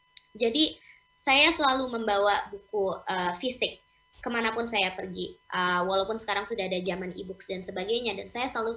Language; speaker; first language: Indonesian; early bilingual, heritage; English